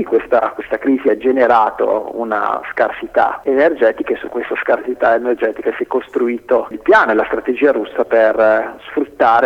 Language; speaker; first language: Italian; native; Italian